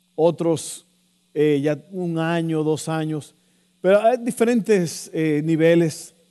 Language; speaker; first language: Spanish; native; Spanish